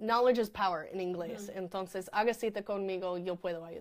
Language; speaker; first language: Spanish; non-native, fluent; English